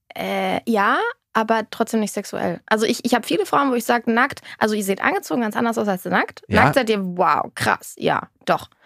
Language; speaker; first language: German; native; German